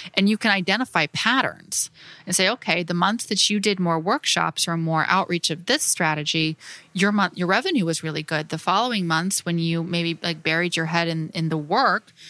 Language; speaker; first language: English; native; English